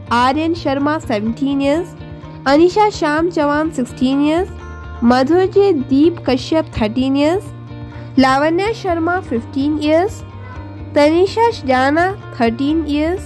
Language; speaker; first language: English; non-native, local second language; Hindi